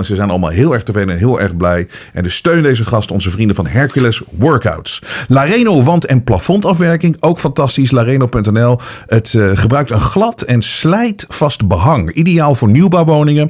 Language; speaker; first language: Dutch; native; Dutch